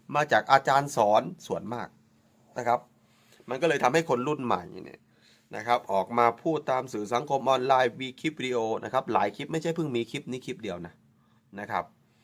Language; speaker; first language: Thai; native; Thai